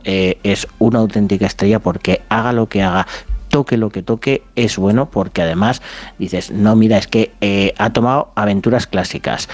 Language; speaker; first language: Spanish; native; Spanish